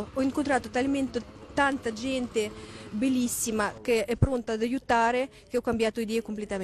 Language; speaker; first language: Italian; non-native, fluent; Russian